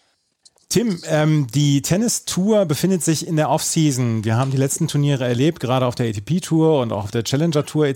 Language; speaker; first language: German; native; German